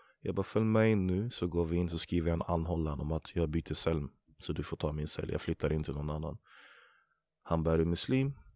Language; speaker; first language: Swedish; early bilingual, other home language; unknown